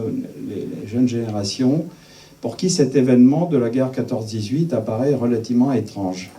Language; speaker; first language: French; native; French